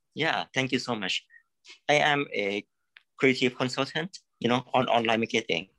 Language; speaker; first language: English; non-native, learner; Thai